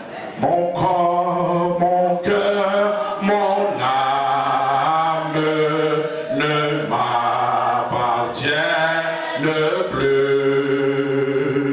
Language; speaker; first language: French; non-native, local second language; Haitian Creole